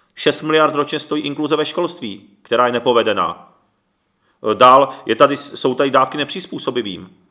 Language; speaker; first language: Czech; early bilingual, other home language; Japanese